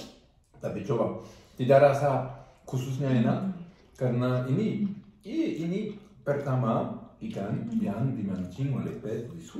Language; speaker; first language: Indonesian; non-native, learner; French